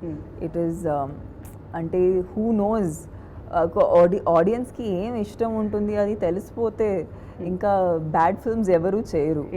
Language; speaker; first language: Telugu; non-native, fluent; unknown